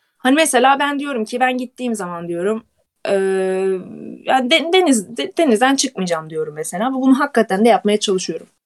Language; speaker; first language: Turkish; native; Turkish